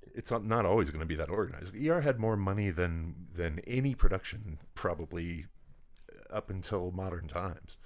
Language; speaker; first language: English; native; English